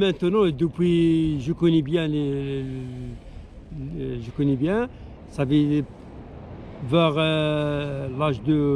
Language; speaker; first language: French; non-native, learner; Arabic